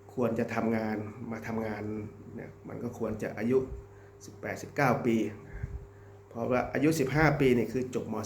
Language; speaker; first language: Thai; native; Thai